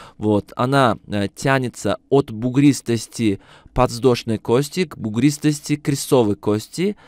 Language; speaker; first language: Russian; non-native, local second language; Uzbek